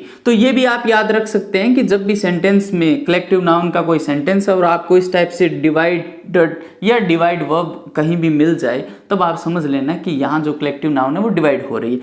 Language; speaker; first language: Hindi; native; Hindi